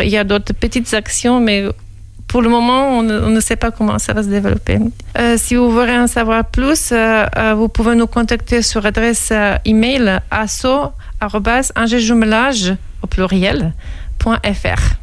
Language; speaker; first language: French; non-native, fluent; Serbian